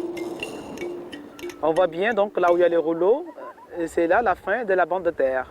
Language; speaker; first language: French; non-native, local second language; Wolof